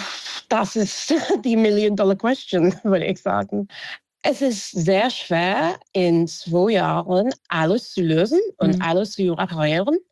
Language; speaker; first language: German; non-native, fluent; English